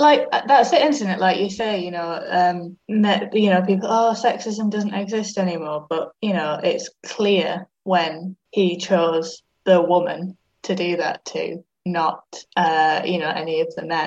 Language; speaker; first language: English; native; English